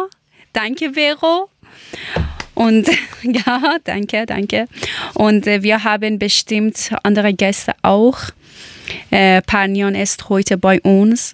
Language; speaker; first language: German; non-native, learner; Persian